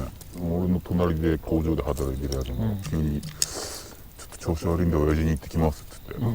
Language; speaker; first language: Japanese; native; Japanese